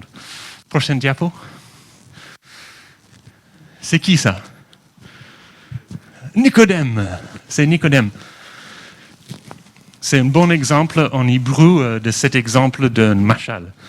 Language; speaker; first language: French; non-native, fluent; English